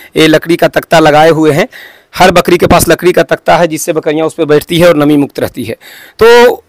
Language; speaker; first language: Hindi; native; Hindi